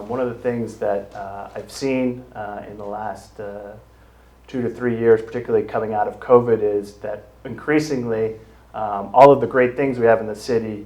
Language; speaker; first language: English; native; English